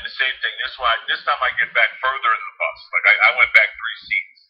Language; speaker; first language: English; native; English